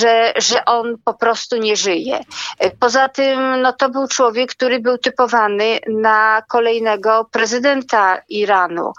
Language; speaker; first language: Polish; native; Polish